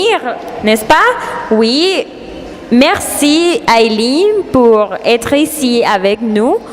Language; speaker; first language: French; non-native, learner; Spanish